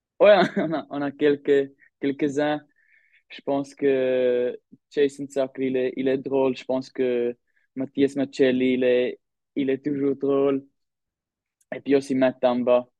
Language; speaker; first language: French; non-native, local second language; German